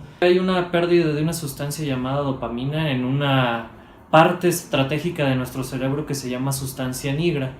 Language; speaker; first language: Spanish; native; Spanish